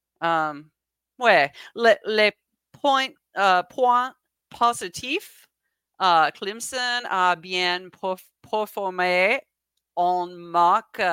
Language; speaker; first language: French; non-native, learner; English